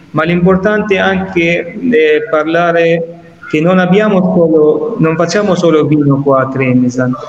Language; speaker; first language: Italian; non-native, fluent; Arabic